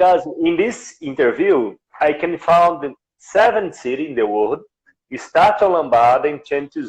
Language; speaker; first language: English; non-native, learner; Portuguese